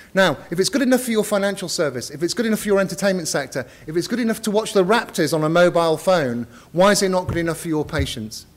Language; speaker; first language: English; native; English